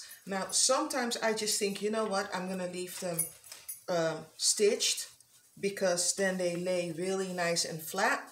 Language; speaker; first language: English; non-native, fluent; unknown